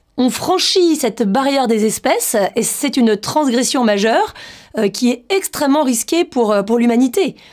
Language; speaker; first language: French; native; French